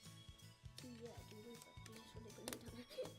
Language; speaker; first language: Welsh; non-native, local second language; English